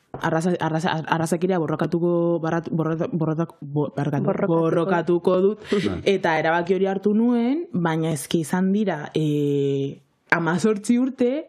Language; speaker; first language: Basque; non-native, local second language; Spanish